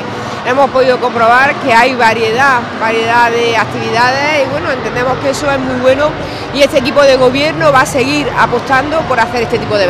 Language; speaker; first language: Spanish; native; Spanish